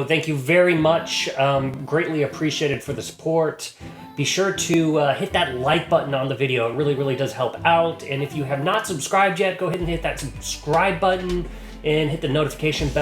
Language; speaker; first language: English; native; English